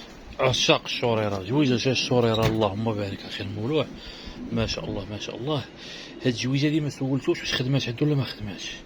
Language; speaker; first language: Arabic; native; Arabic